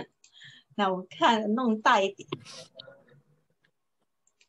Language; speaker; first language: Chinese; non-native, fluent; Indonesian